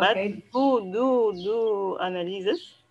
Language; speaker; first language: English; non-native, learner; French